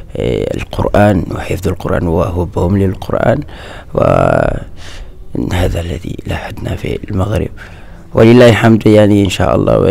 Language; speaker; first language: Arabic; non-native, fluent; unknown